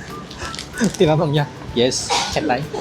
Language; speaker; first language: Filipino; non-native, learner; Korean